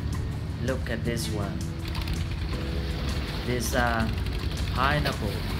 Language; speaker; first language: English; non-native, fluent; Vietnamese